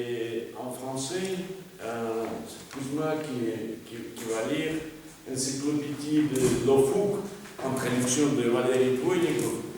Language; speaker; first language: French; non-native, fluent; Russian